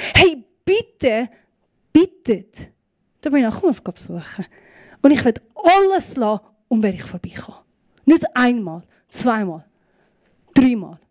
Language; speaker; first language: German; non-native, fluent; Persian